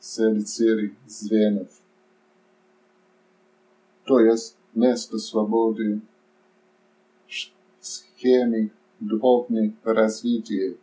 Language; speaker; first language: Russian; non-native, fluent; English